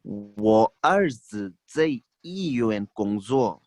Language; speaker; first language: Chinese; non-native, fluent; Urdu